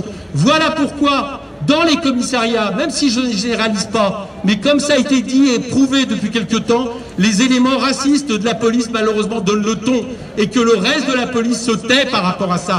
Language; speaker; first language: French; native; French